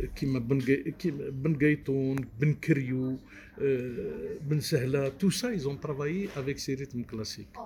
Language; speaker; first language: French; non-native, local second language; Arabic